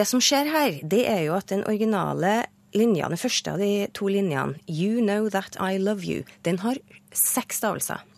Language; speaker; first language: Norwegian; native; Norwegian